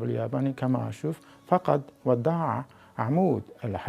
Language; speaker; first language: Arabic; non-native, fluent; Japanese